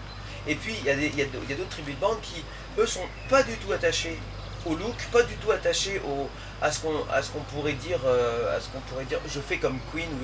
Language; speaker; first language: French; native; French